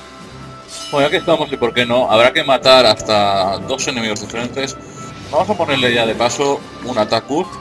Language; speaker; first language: Spanish; native; Spanish